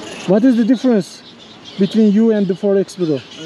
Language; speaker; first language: English; non-native, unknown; Turkish